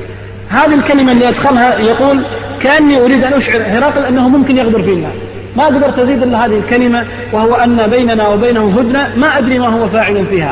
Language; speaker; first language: Arabic; native; Arabic